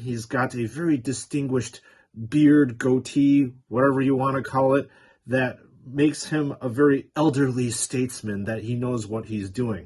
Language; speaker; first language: English; native; English